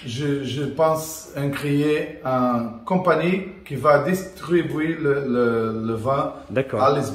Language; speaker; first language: French; non-native, learner; Portuguese